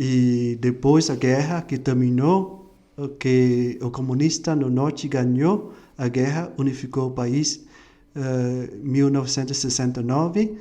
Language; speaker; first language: Portuguese; non-native, fluent; Vietnamese